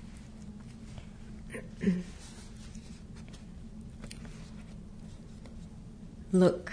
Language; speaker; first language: English; native; English